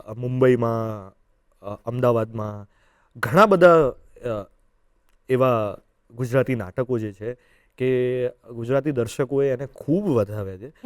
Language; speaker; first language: Gujarati; native; Gujarati